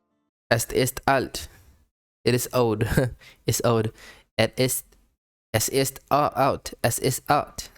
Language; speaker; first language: German; non-native, learner; Portuguese